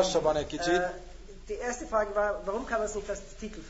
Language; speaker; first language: German; native; German